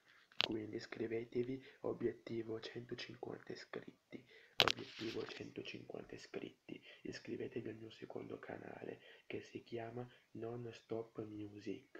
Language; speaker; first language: Italian; native; Italian